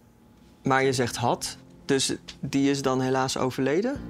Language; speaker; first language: Dutch; native; Dutch